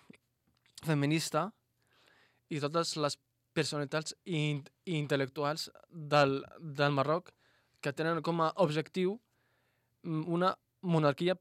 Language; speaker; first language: Catalan; non-native, fluent; Arabic